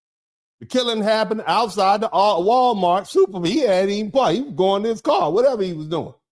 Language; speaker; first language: English; native; English